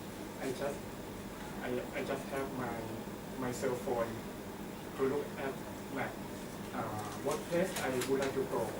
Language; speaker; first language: English; non-native, learner; Thai